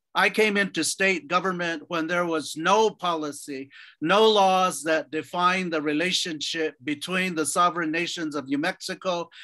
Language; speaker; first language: English; native; English